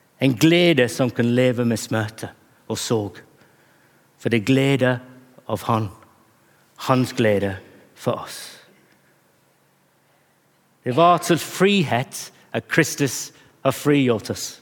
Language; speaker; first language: Norwegian; non-native, fluent; English